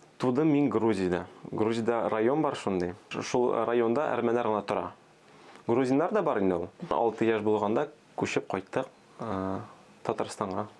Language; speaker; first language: Tatar; early bilingual, other home language; Armenian